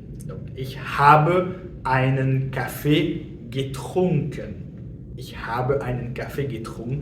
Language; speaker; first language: German; non-native, fluent; French